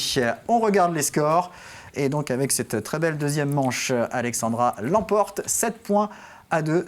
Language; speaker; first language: French; native; French